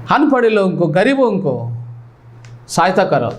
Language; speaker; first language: Hindi; non-native, local second language; Telugu